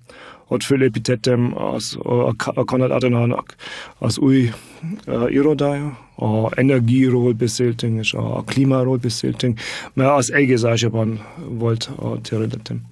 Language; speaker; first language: Hungarian; non-native, fluent; German